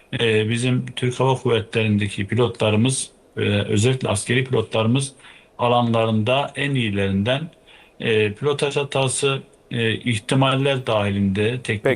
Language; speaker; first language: Turkish; native; Turkish